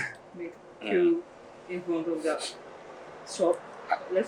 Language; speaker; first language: English; non-native, learner; Japanese